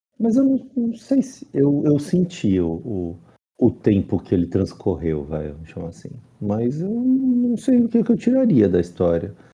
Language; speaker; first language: Portuguese; native; Portuguese